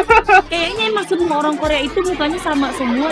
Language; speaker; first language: Indonesian; native; Indonesian